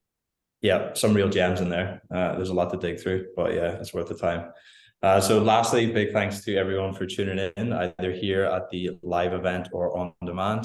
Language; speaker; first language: English; native; English